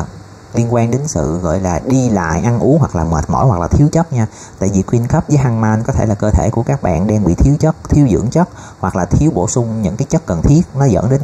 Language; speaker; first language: Vietnamese; native; Vietnamese